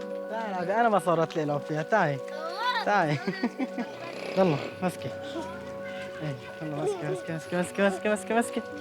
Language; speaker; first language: Arabic; native; Arabic